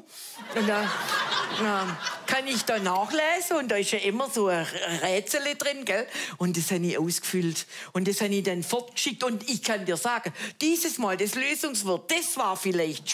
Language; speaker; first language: German; native; German